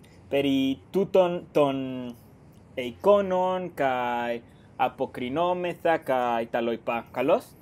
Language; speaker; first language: Greek; non-native, fluent; Spanish